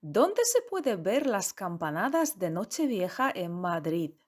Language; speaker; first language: Spanish; non-native, fluent; Polish